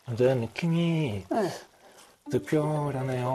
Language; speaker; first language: Korean; non-native, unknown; German